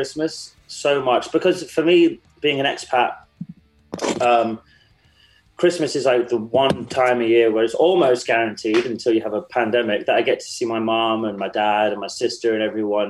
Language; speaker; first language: English; native; English